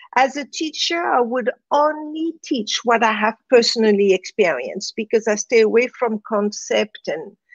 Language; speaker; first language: English; non-native, fluent; French